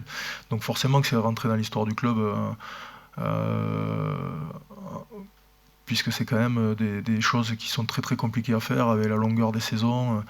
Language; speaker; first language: French; native; French